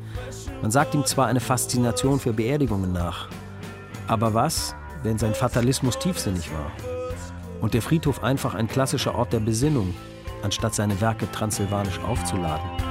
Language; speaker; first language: German; native; German